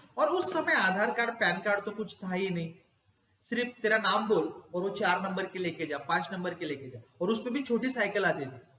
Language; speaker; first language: Hindi; non-native, local second language; Gujarati